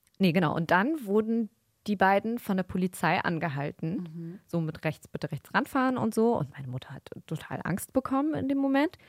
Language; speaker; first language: German; early bilingual, other home language; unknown